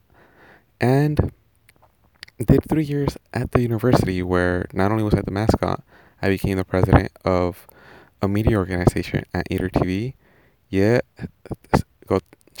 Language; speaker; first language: English; early bilingual, other home language; Spanish